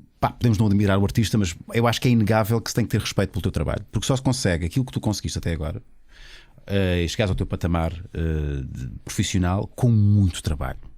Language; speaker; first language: Portuguese; native; Portuguese